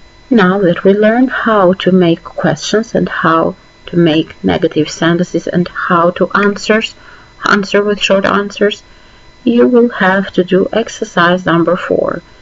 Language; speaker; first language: English; non-native, fluent; Albanian